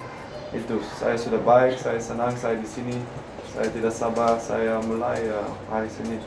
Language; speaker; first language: Indonesian; non-native, learner; Dutch